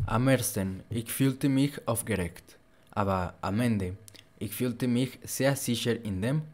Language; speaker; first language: German; non-native, learner; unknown